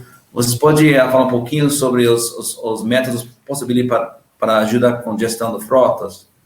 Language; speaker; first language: Portuguese; non-native, learner; English